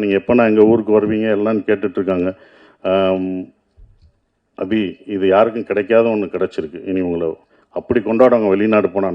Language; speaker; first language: Tamil; native; Tamil